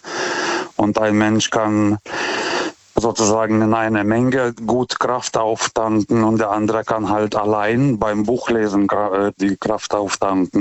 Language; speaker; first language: German; non-native, fluent; Lithuanian